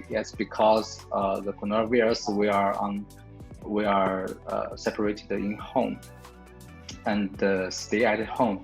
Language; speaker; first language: English; non-native, learner; Chinese